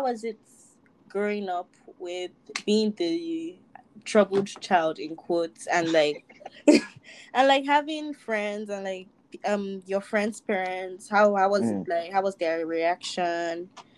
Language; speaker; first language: English; non-native, local second language; Yoruba